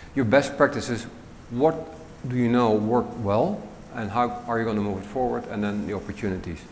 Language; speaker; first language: English; non-native, fluent; Dutch